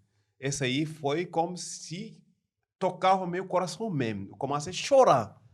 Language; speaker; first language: Portuguese; non-native, learner; French